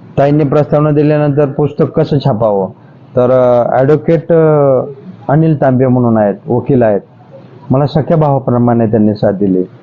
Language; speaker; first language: Marathi; non-native, local second language; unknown